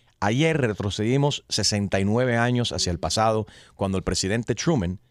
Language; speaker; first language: Spanish; early bilingual, heritage; Spanish